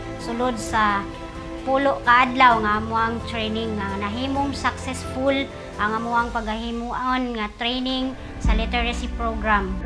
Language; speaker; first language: Cebuano; non-native, local second language; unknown